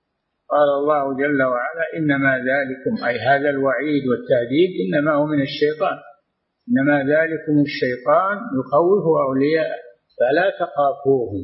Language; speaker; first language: Arabic; native; Arabic